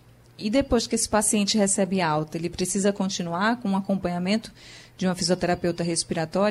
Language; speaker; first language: Portuguese; native; Portuguese